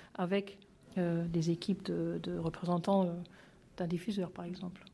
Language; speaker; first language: French; non-native, fluent; German